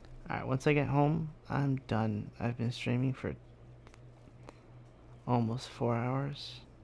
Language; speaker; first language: English; early bilingual, other home language; Spanish